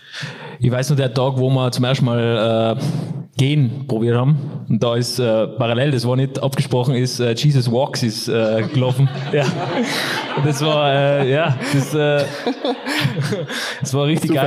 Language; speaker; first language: German; native; German